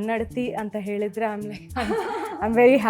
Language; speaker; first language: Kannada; non-native, local second language; Malayalam